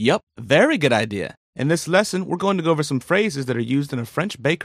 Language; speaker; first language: English; native; English